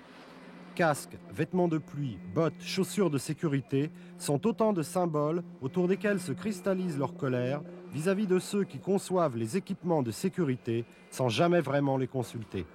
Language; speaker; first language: French; native; French